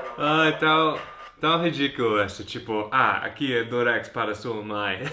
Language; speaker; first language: Portuguese; non-native, fluent; English